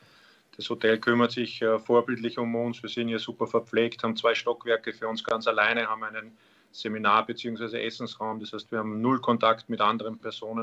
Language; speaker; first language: German; native; German